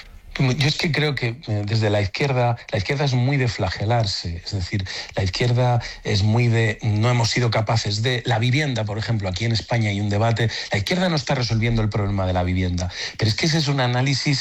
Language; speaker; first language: Spanish; native; Spanish